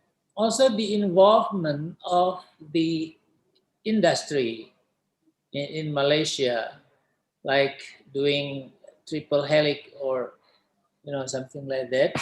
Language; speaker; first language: English; non-native, fluent; Indonesian